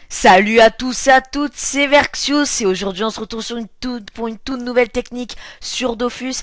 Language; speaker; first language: French; native; French